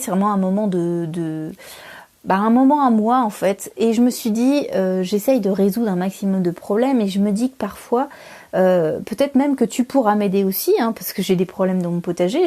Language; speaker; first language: French; native; French